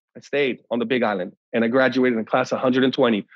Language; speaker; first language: English; native; English